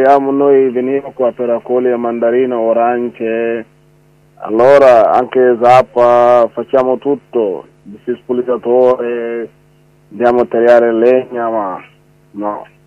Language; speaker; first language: Italian; non-native, learner; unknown